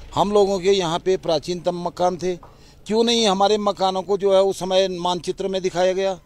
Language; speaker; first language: Hindi; native; Hindi